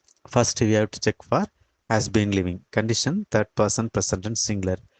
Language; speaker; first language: English; non-native, local second language; Tamil